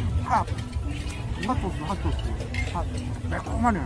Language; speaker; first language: Korean; native; Korean